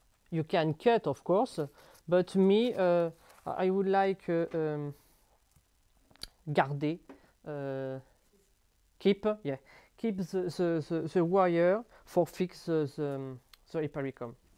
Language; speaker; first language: English; non-native, learner; French